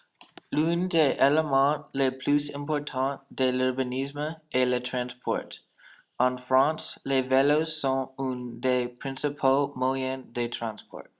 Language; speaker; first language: French; non-native, learner; English